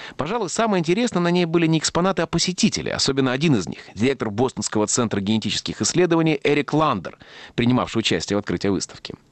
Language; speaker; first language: Russian; native; Russian